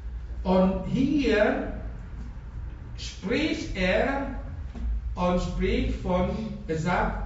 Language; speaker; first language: German; non-native, fluent; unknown